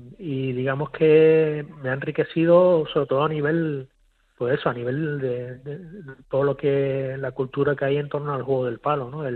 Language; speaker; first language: Spanish; native; Spanish